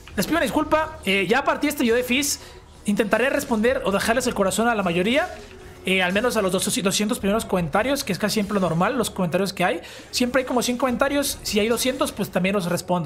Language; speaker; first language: Spanish; native; Spanish